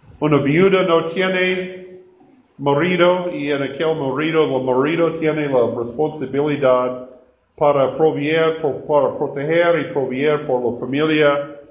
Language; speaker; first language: Spanish; non-native, learner; English